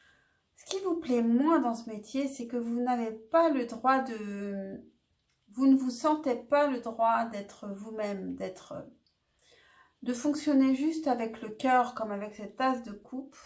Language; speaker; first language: French; native; French